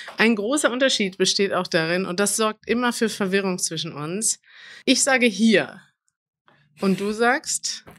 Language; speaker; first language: German; native; German